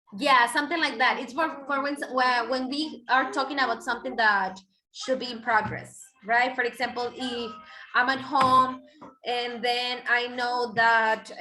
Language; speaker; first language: English; non-native, fluent; Spanish